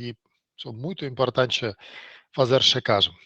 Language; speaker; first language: Portuguese; non-native, learner; Russian